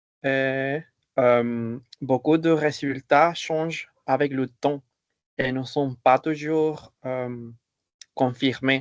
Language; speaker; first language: French; non-native, fluent; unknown